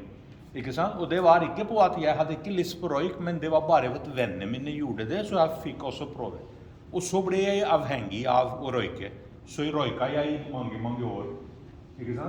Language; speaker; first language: Norwegian; non-native, fluent; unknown